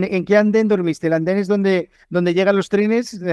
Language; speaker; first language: Spanish; native; Spanish